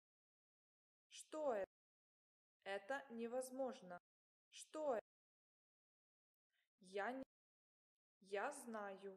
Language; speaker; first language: Russian; non-native, learner; English